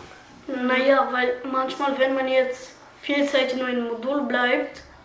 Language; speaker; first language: German; early bilingual, other home language; Bulgarian